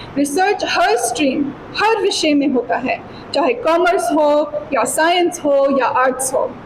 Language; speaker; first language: Hindi; non-native, fluent; English